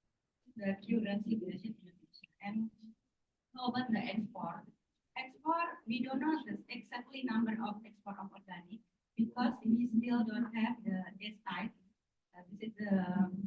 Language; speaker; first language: English; non-native, learner; Indonesian